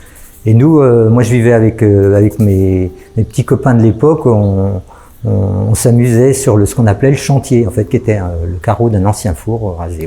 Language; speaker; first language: French; native; French